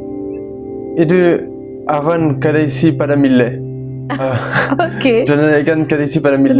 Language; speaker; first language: Tamil; non-native, learner; French